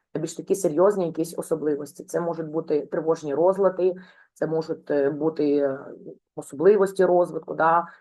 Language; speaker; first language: Ukrainian; non-native, local second language; Russian